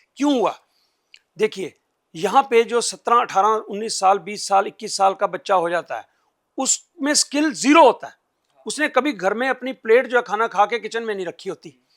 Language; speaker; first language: Hindi; non-native, local second language; Punjabi